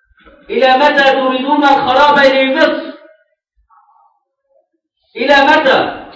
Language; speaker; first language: Arabic; native; Arabic